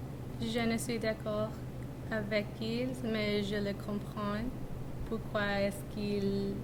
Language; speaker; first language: French; non-native, learner; English